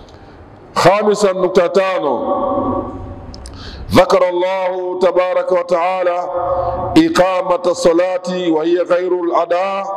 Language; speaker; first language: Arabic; non-native, fluent; Swahili